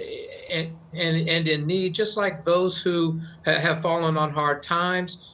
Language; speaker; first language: English; native; English